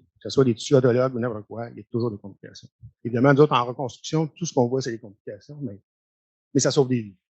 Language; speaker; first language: French; native; French